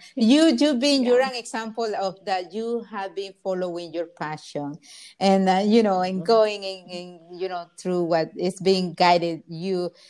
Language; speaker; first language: English; non-native, fluent; Spanish